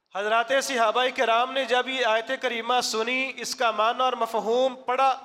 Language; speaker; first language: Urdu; non-native, local second language; Punjabi